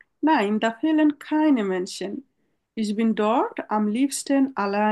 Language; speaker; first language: German; non-native, fluent; Bangla